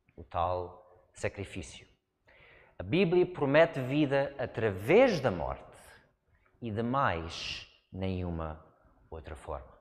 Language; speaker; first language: Portuguese; non-native, fluent; English